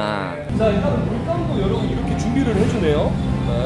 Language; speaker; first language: Korean; native; Korean